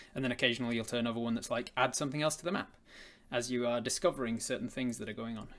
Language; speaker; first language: English; native; English